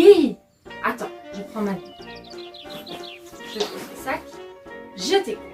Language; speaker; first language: French; native; French